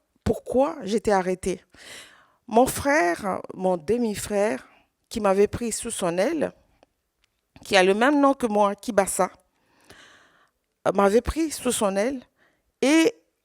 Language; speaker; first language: French; non-native, local second language; Swahili